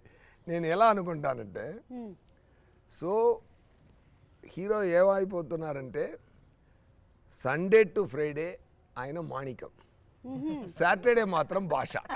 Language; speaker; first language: Telugu; non-native, learner; Tamil